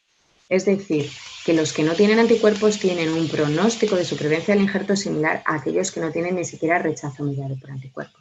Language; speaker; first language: Spanish; native; Spanish